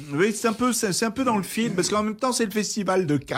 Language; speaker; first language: French; native; French